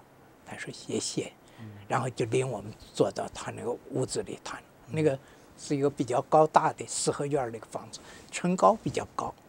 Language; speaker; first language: Chinese; native; Chinese